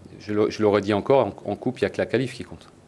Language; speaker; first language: French; native; French